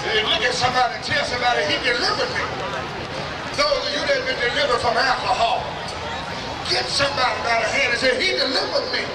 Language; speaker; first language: English; native; English